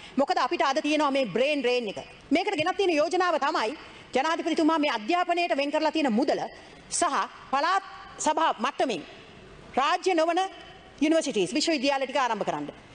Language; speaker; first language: Sinhala; native; Sinhala